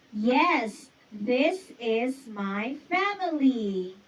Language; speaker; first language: English; non-native, fluent; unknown